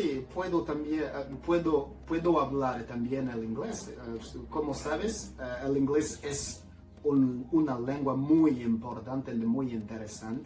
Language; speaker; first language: Spanish; non-native, learner; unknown